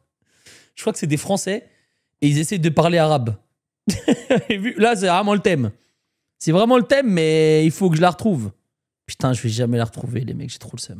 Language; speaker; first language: French; native; French